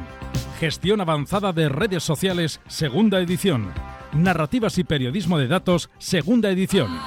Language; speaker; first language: Spanish; native; Spanish